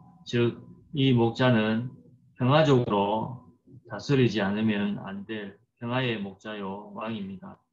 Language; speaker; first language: Korean; native; Korean